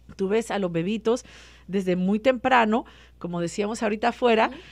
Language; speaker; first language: Spanish; native; Spanish